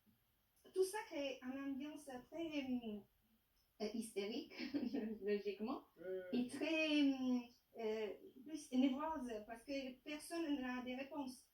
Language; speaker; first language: French; non-native, fluent; Italian